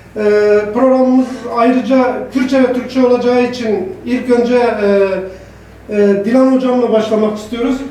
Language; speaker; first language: Turkish; non-native, local second language; Kurdish